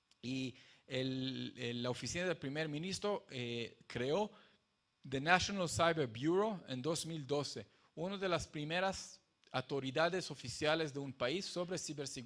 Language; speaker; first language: Spanish; non-native, fluent; Hebrew